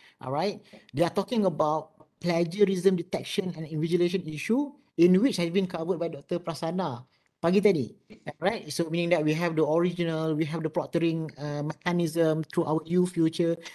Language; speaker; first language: English; non-native, local second language; Malay